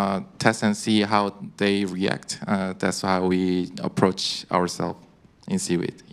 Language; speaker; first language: English; non-native, fluent; Korean